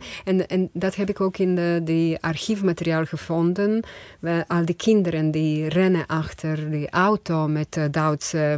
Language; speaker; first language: Dutch; non-native, fluent; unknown